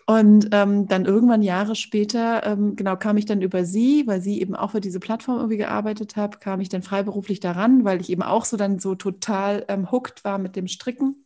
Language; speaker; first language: German; native; German